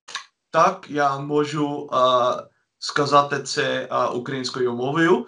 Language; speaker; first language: Ukrainian; non-native, learner; Dutch